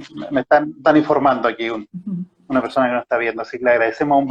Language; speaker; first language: Spanish; native; Spanish